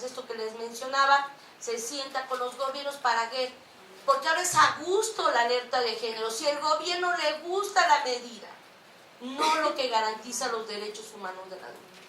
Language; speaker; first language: Spanish; native; Spanish